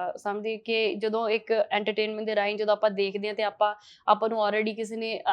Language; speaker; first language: Punjabi; early bilingual, heritage; Punjabi